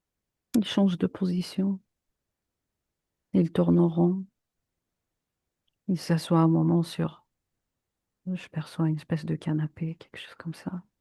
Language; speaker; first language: French; native; French